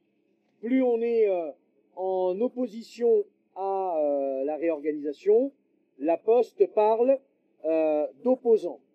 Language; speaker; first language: French; native; French